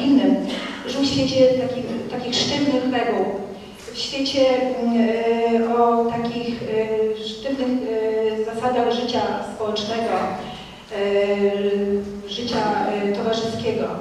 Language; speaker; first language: Polish; native; Polish